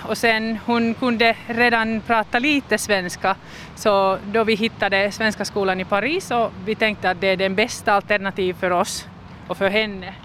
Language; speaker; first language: Swedish; non-native, local second language; Finnish